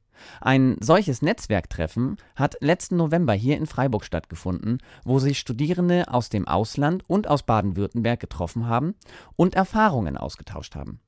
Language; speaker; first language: German; native; German